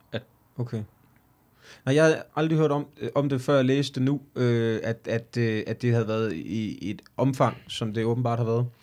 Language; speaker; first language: Danish; native; Danish